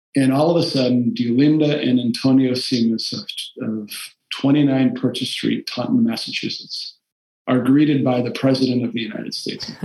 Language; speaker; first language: English; early bilingual, other home language; Portuguese